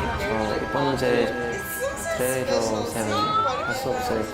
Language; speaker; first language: Korean; non-native, learner; Chinese